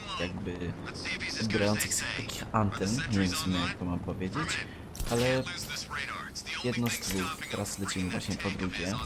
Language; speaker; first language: Polish; native; Polish